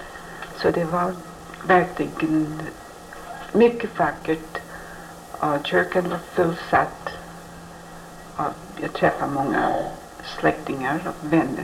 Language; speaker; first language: Swedish; early bilingual, heritage; Swedish